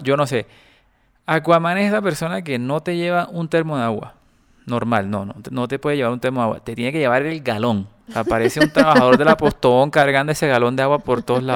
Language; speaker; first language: Spanish; native; Spanish